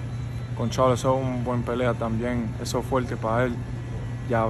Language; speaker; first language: Spanish; early bilingual, heritage; Spanish